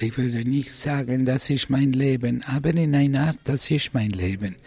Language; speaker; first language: German; non-native, fluent; Italian